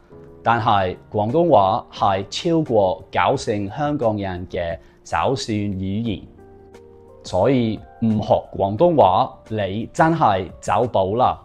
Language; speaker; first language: Cantonese; non-native, fluent; English